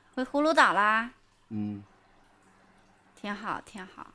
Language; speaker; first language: Chinese; native; Chinese